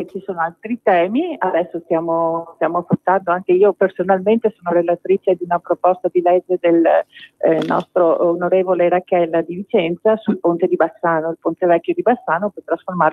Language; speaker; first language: Italian; native; Italian